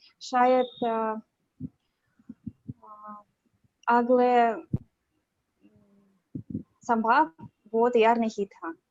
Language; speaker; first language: Hindi; non-native, learner; Russian